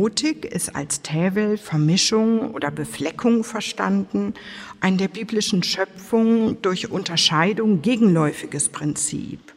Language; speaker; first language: German; native; German